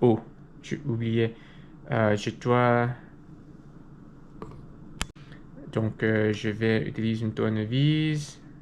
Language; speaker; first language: French; non-native, learner; English